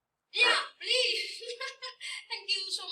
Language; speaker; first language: English; non-native, learner; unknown